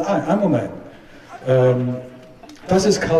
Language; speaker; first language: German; non-native, learner; Italian